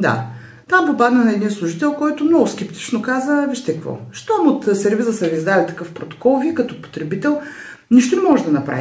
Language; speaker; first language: Bulgarian; native; Bulgarian